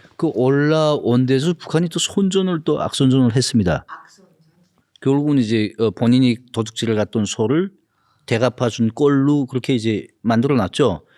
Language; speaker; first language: Korean; native; Korean